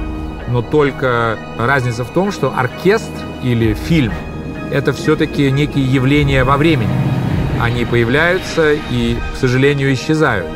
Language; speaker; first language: Russian; native; Russian